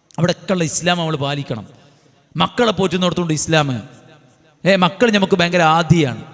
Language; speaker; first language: Malayalam; native; Malayalam